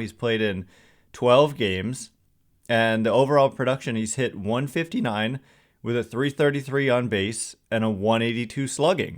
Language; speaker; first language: English; native; English